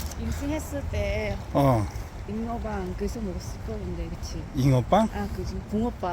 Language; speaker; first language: Korean; non-native, learner; Vietnamese